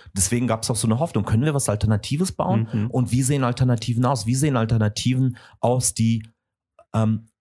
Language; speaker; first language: German; early bilingual, other home language; Russian